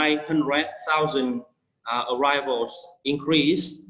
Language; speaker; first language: English; non-native, fluent; Vietnamese